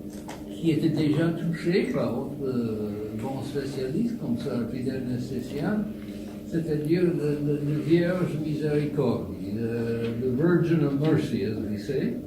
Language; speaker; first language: French; non-native, fluent; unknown